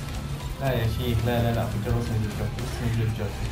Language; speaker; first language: Arabic; native; Arabic